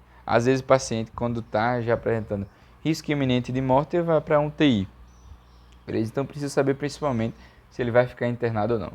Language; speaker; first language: Portuguese; native; Portuguese